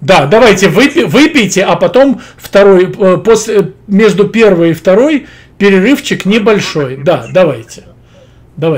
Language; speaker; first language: Russian; native; Russian